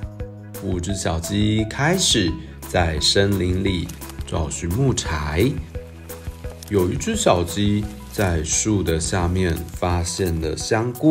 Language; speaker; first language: Chinese; native; Chinese